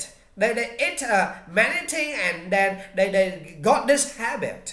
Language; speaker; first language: English; non-native, learner; Vietnamese